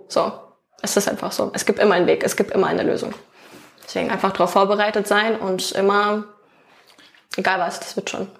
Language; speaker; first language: German; non-native, fluent; Ukrainian